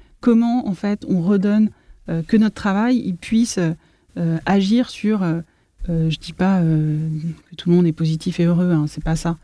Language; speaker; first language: French; native; French